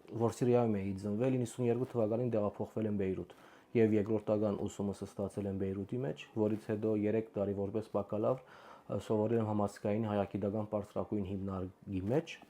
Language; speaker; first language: Armenian; native; Armenian